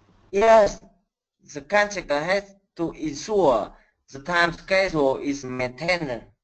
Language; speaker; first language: English; non-native, learner; Vietnamese